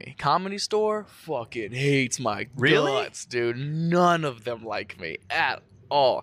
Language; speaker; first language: English; native; English